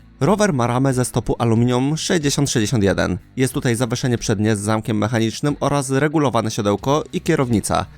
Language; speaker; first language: Polish; native; Polish